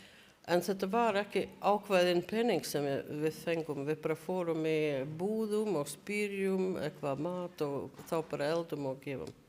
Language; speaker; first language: Icelandic; non-native, learner; Latvian